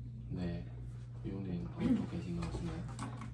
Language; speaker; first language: Korean; non-native, learner; Chinese